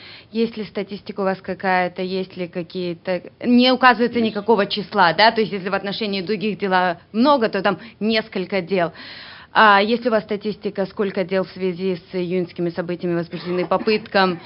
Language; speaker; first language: Russian; native; Russian